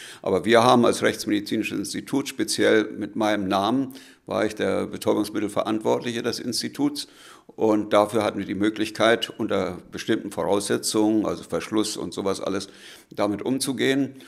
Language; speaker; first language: German; native; German